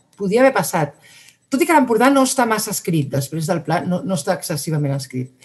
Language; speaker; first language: Catalan; native; Catalan